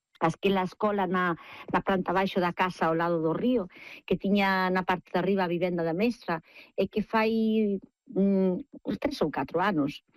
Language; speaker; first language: Galician; native; Galician